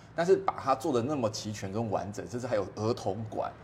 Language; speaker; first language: Chinese; native; Chinese